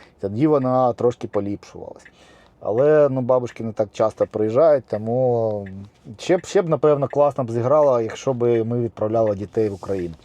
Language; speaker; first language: Ukrainian; native; Ukrainian